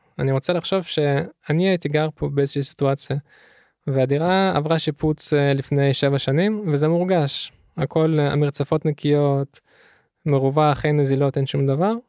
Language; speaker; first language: Hebrew; early bilingual, other home language; Russian